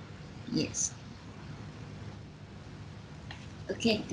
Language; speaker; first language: English; non-native, learner; Vietnamese